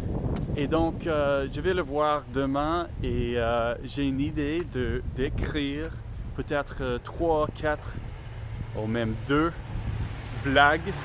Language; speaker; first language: French; non-native, learner; English